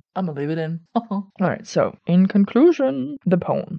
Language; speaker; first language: English; non-native, fluent; Dutch